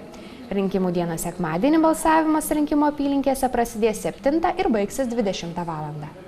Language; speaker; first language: Lithuanian; native; Lithuanian